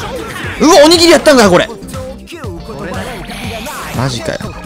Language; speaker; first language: Japanese; native; Japanese